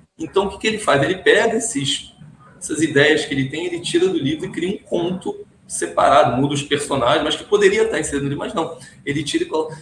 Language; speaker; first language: Portuguese; early bilingual, other home language; Hebrew